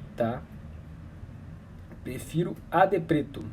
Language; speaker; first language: Portuguese; native; Portuguese